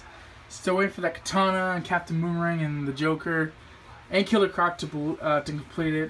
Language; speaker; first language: English; native; English